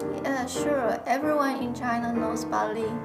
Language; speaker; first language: English; non-native, fluent; Chinese